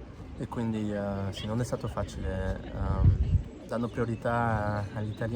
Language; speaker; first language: Italian; non-native, fluent; Spanish